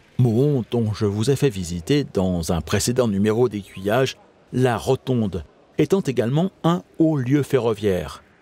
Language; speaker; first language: French; native; French